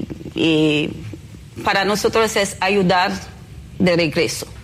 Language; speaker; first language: Spanish; non-native, fluent; Haitian Creole